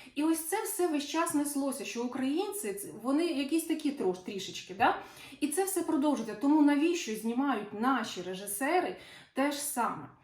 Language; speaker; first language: Ukrainian; non-native, local second language; Russian